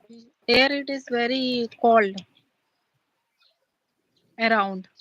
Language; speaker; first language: English; non-native, learner; Hindi